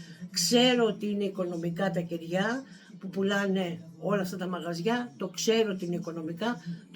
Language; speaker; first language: Greek; native; Greek